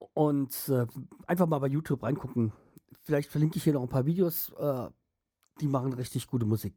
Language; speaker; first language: German; native; German